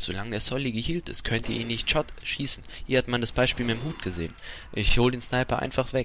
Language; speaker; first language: German; native; German